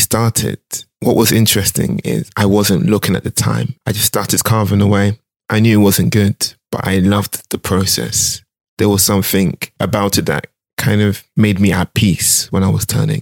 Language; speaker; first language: English; non-native, local second language; Akan